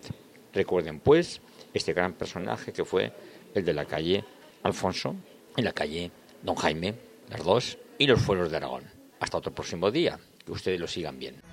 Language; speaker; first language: Spanish; native; Spanish